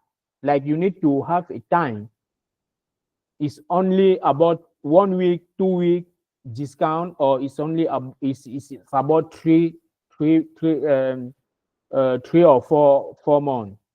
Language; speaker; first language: English; non-native, learner; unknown